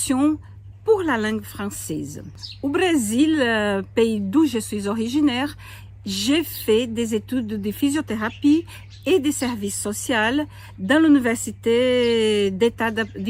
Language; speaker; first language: French; non-native, fluent; Portuguese